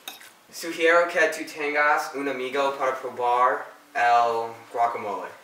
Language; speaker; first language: Spanish; non-native, learner; English